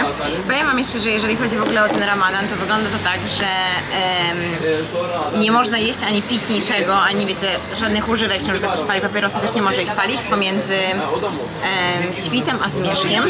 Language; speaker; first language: Polish; native; Polish